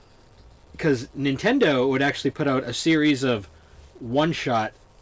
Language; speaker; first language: English; native; English